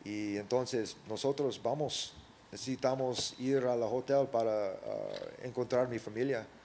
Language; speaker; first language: Spanish; early bilingual, other home language; English